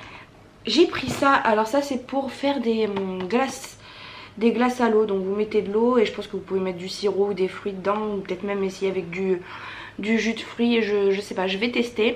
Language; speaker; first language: French; native; French